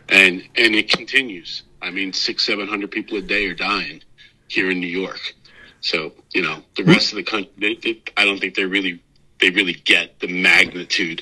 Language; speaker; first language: English; native; English